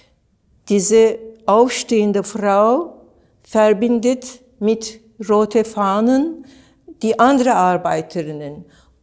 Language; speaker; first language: German; non-native, learner; Turkish